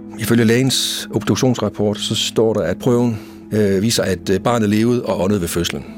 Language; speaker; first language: Danish; native; Danish